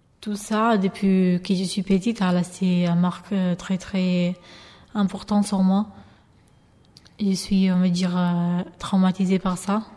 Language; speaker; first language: French; non-native, fluent; Albanian